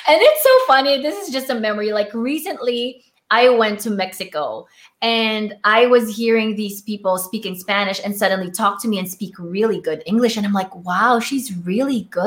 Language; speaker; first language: English; non-native, local second language; Filipino